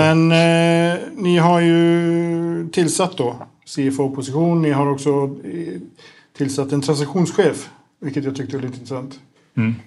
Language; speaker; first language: Swedish; native; Swedish